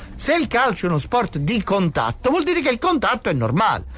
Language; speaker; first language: Italian; native; Italian